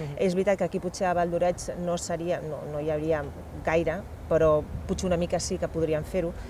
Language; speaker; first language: Catalan; non-native, local second language; Spanish